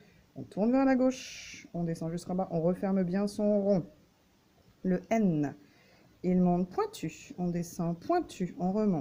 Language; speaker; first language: French; native; French